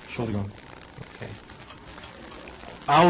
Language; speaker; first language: German; non-native, fluent; English